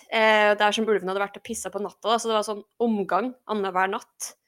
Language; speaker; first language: Norwegian; native; Norwegian